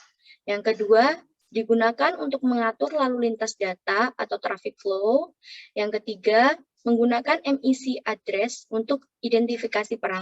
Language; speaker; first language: Indonesian; native; Indonesian